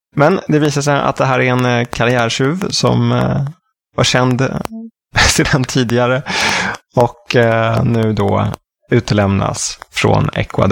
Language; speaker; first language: Swedish; native; Swedish